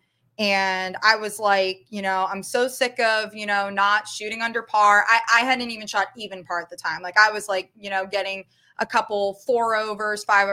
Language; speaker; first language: English; native; English